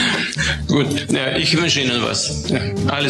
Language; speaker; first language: German; non-native, fluent; Russian